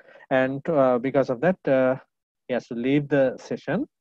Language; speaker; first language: English; non-native, local second language; Sinhala